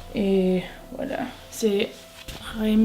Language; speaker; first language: French; non-native, learner; English